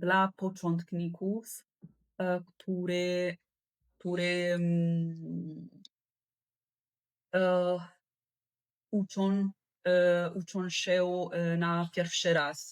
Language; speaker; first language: Polish; non-native, learner; Italian